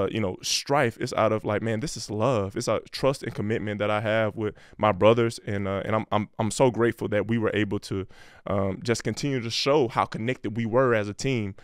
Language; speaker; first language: English; native; English